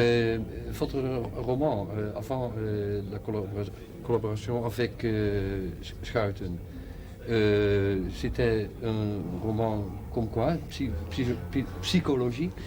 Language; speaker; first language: French; non-native, learner; Dutch